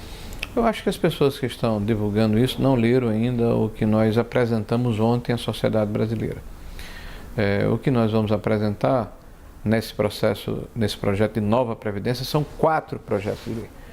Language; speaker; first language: Portuguese; native; Portuguese